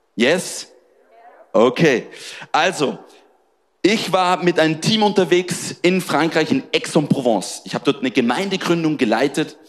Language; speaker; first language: German; native; German